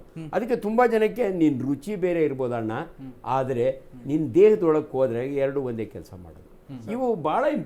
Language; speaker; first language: Kannada; native; Kannada